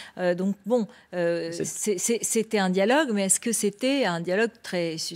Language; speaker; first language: French; native; French